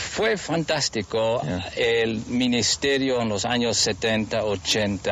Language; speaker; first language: Spanish; non-native, fluent; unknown